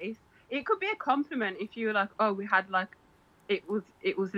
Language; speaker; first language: English; native; English